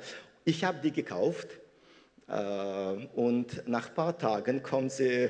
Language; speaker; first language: German; non-native, fluent; Russian